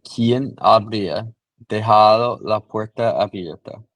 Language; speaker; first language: Spanish; non-native, learner; English